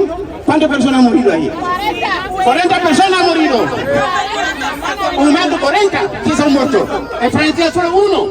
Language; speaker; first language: Spanish; non-native, learner; Wolof